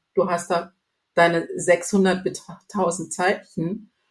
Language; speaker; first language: German; non-native, fluent; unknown